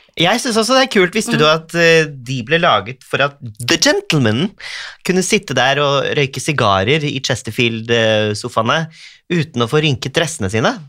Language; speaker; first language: Norwegian; native; Norwegian